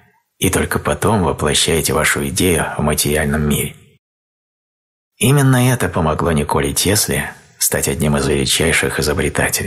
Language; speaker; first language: Russian; native; Russian